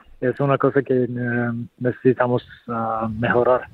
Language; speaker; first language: Spanish; non-native, learner; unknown